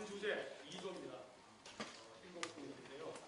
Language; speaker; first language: Korean; native; Korean